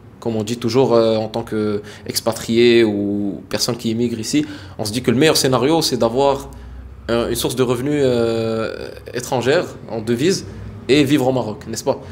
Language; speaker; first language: French; early bilingual, other home language; Arabic